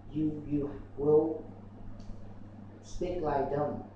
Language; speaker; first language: English; non-native, learner; Vietnamese